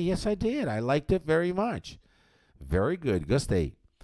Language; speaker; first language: English; non-native, fluent; Portuguese